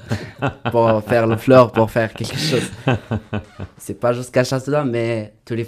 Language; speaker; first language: French; non-native, learner; Arabic